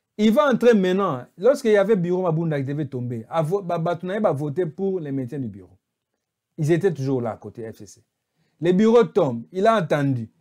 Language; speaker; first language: French; non-native, local second language; Lingala